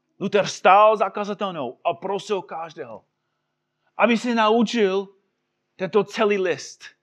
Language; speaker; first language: Czech; non-native, fluent; English